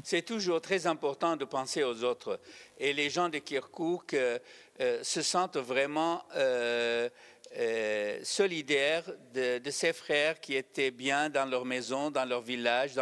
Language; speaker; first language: French; non-native, fluent; Arabic